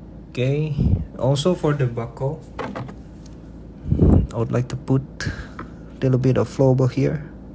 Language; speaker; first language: English; non-native, fluent; Indonesian